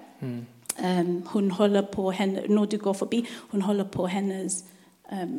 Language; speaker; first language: Norwegian; non-native, learner; English